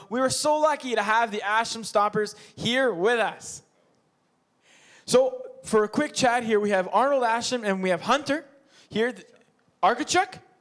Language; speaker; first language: English; non-native, local second language; French